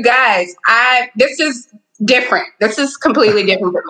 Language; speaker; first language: English; native; English